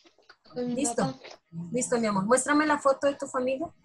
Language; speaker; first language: Spanish; native; Spanish